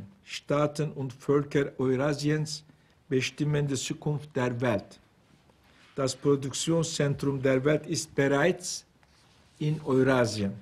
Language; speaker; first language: German; non-native, fluent; Turkish